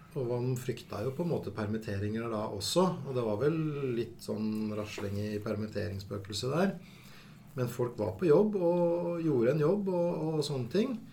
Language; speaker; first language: Norwegian; native; Norwegian